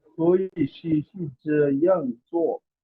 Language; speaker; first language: Chinese; non-native, learner; Bangla